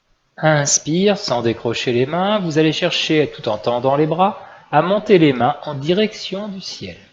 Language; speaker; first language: French; native; French